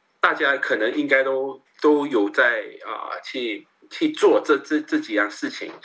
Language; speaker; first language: Chinese; native; Chinese